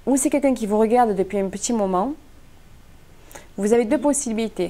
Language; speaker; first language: French; native; French